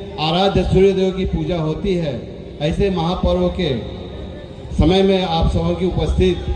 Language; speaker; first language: Hindi; native; Hindi